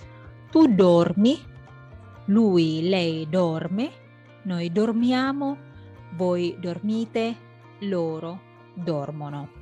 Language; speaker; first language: Italian; non-native, fluent; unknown